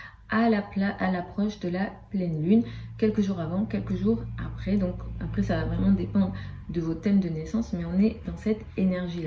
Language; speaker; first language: French; native; French